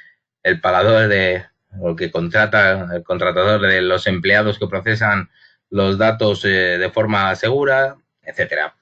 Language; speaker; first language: Spanish; native; Spanish